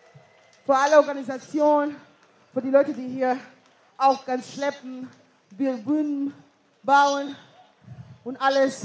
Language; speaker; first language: German; non-native, fluent; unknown